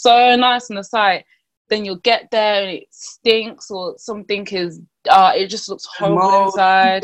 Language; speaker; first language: English; native; English